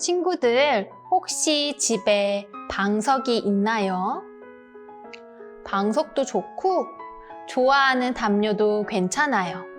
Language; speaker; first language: Korean; native; Korean